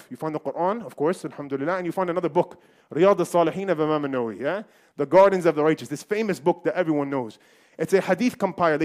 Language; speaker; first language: English; native; English